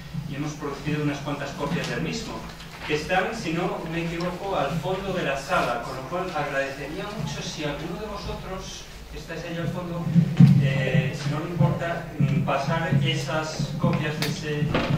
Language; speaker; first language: Spanish; native; Spanish